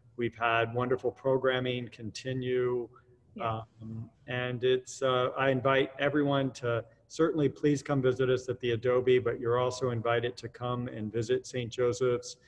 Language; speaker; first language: English; native; English